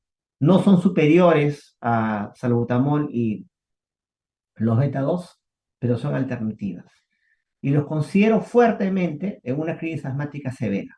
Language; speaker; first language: Spanish; native; Spanish